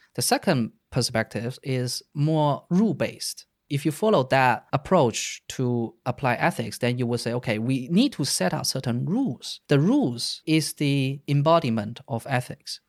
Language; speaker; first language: English; non-native, fluent; Chinese